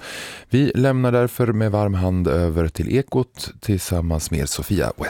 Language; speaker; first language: Swedish; native; Swedish